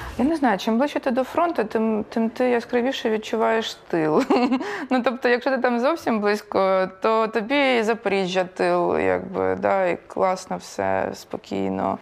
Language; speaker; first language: Ukrainian; native; Ukrainian